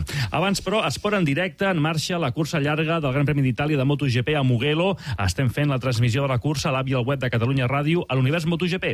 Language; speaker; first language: Catalan; native; Catalan